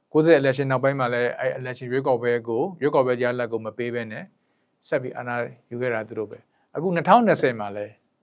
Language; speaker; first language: Burmese; native; Burmese